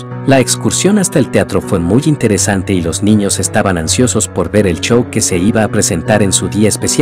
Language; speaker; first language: Spanish; native; Spanish